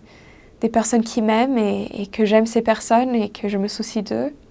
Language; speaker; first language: French; non-native, fluent; English